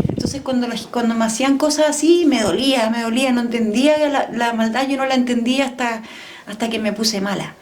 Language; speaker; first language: Spanish; early bilingual, heritage; Spanish